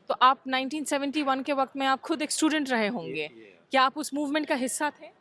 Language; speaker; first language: Hindi; native; Hindi